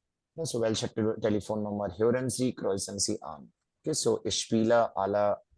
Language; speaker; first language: German; non-native, fluent; Hindi